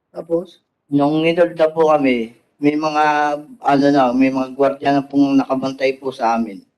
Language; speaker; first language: Filipino; native; Filipino